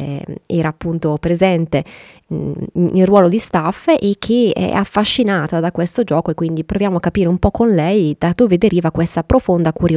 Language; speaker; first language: Italian; native; Italian